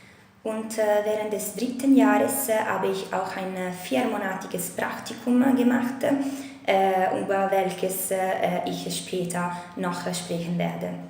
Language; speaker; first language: German; non-native, fluent; Italian